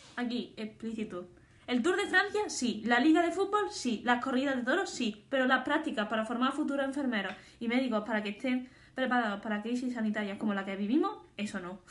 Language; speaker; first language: Spanish; native; Spanish